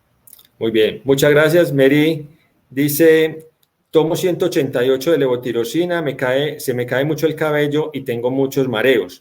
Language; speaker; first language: Spanish; native; Spanish